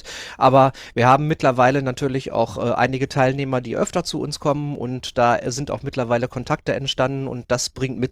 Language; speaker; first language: German; native; German